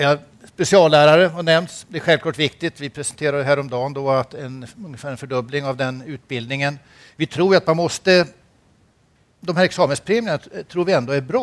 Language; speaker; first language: Swedish; native; Swedish